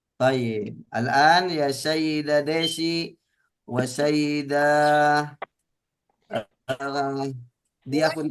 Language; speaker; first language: Arabic; non-native, fluent; Indonesian